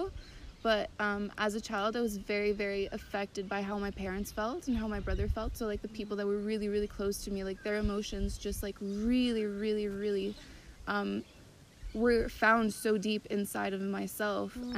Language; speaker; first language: English; native; English